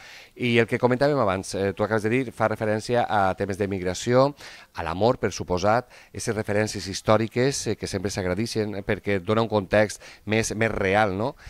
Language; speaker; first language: Catalan; native; Catalan